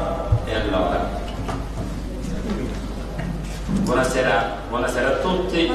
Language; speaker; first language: Italian; native; Italian